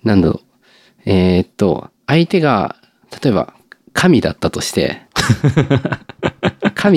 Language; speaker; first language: Japanese; native; Japanese